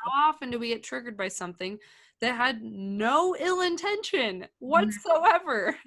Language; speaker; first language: English; native; English